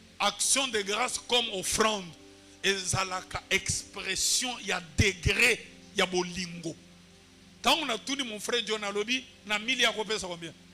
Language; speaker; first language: Lingala; non-native, local second language; Luba-Lulua